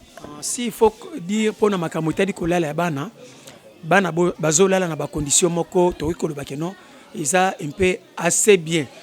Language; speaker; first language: Lingala; native; Lingala